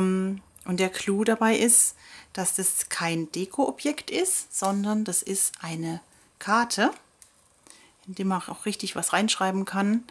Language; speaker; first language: German; native; German